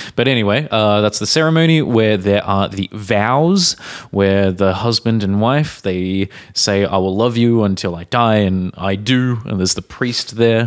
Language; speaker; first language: English; native; English